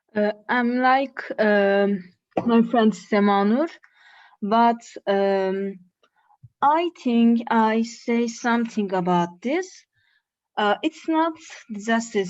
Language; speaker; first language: English; non-native, learner; Turkish